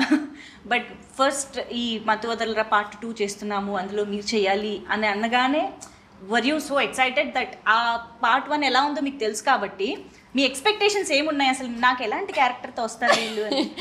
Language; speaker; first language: Telugu; native; Telugu